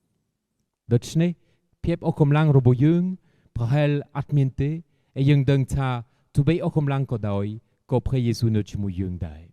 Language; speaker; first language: Khmer; non-native, fluent; French